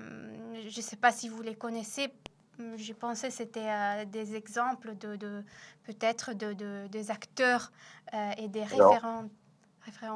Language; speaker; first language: French; non-native, fluent; Italian